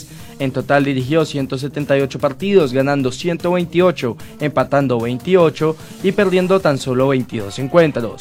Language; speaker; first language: Spanish; native; Spanish